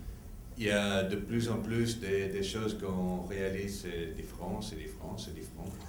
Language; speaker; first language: French; non-native, fluent; English